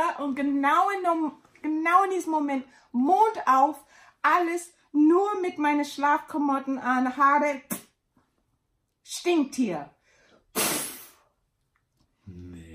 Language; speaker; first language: German; non-native, learner; English